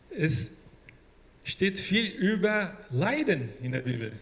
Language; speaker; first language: German; non-native, fluent; Portuguese